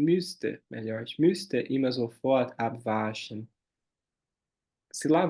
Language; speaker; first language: German; non-native, fluent; Portuguese